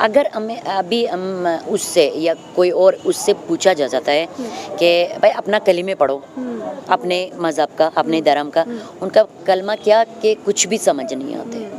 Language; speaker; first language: Hindi; non-native, fluent; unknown